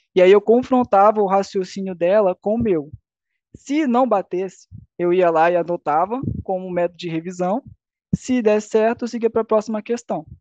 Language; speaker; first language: Portuguese; native; Portuguese